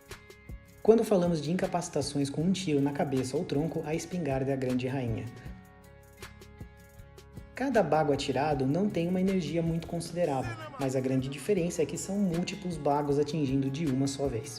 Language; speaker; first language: Portuguese; native; Portuguese